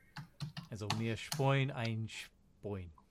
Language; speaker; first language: German; non-native, fluent; English